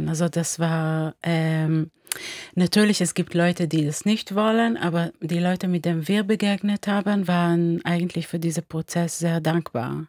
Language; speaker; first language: German; non-native, fluent; Hebrew